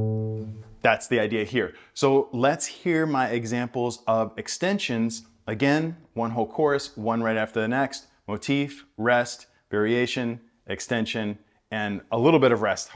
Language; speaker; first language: English; native; English